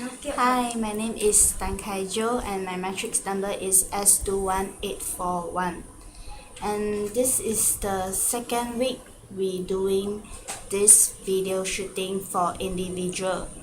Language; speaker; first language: English; non-native, local second language; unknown